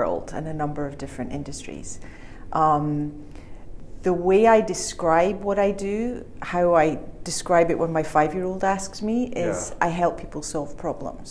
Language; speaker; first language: English; native; English